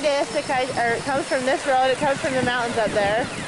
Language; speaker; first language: English; native; English